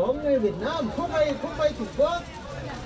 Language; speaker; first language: Vietnamese; non-native, learner; Portuguese